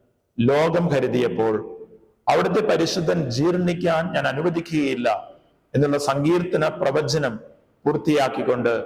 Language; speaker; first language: Malayalam; native; Malayalam